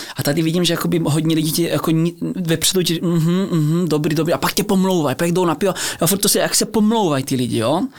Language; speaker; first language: Czech; early bilingual, heritage; Czech